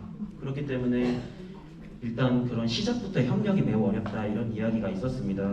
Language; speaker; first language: Korean; native; Korean